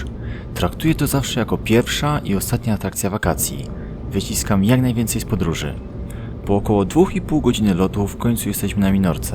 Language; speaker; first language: Polish; native; Polish